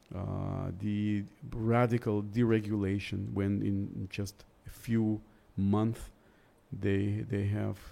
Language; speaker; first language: English; early bilingual, other home language; Russian